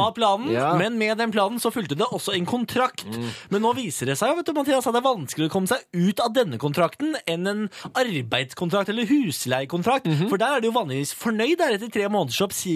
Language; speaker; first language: Norwegian; native; Norwegian